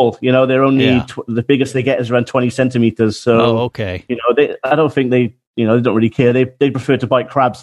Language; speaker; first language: English; native; English